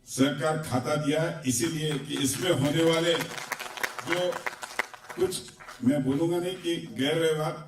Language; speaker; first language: Hindi; non-native, local second language; Marathi